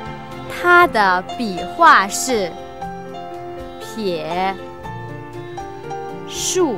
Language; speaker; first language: Chinese; native; Chinese